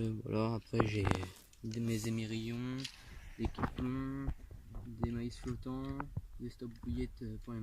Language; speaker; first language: French; native; French